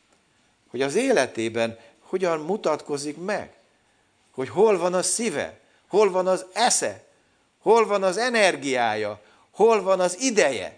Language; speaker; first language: Hungarian; native; Hungarian